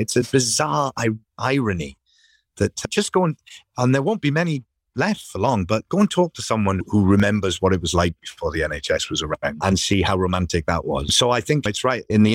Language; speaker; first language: English; native; English